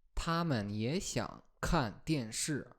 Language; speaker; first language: Chinese; non-native, fluent; Polish